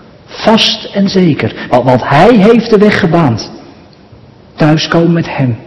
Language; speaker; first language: Dutch; native; Dutch